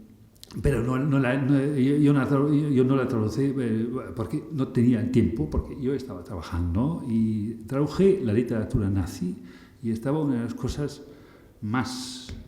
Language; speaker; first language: Spanish; non-native, fluent; German